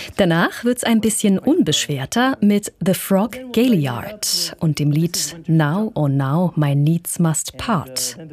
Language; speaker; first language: German; native; German